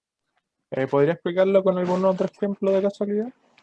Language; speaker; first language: Spanish; native; Spanish